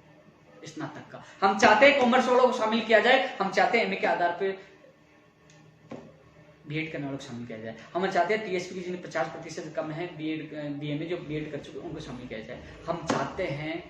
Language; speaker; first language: Hindi; native; Hindi